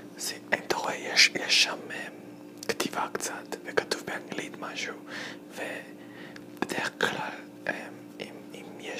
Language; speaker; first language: Hebrew; non-native, fluent; English